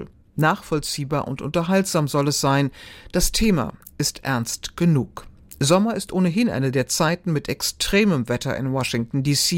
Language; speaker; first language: German; native; German